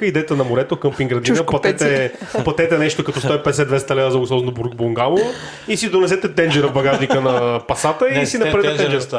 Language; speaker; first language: Bulgarian; native; Bulgarian